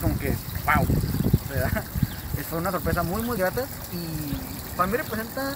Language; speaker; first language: Spanish; native; Spanish